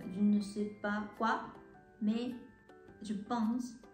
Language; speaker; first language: French; non-native, learner; Korean